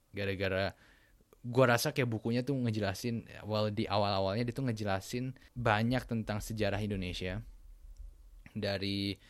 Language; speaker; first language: Indonesian; native; Indonesian